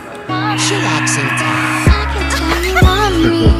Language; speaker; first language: English; non-native, local second language; Cebuano